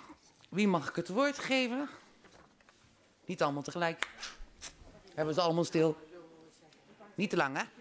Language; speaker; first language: Dutch; native; Dutch